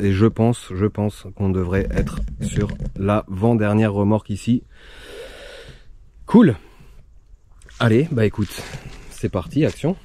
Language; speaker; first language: French; native; French